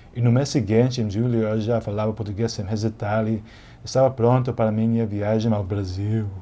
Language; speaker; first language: Portuguese; non-native, learner; English